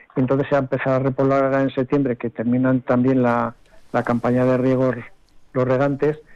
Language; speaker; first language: Spanish; native; Spanish